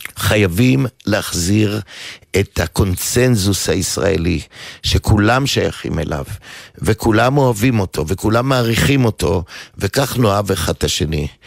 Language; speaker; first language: Hebrew; native; Hebrew